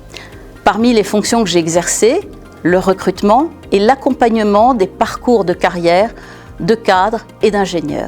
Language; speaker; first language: French; native; French